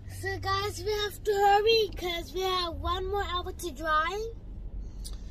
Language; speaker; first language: English; non-native, fluent; Swedish